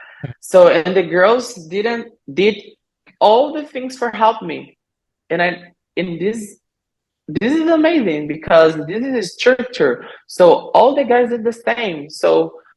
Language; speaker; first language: English; non-native, learner; Portuguese